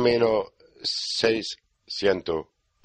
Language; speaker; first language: Spanish; non-native, learner; German